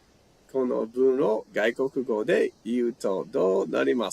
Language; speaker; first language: Japanese; non-native, learner; English